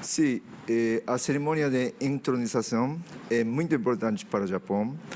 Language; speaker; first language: Portuguese; non-native, fluent; Japanese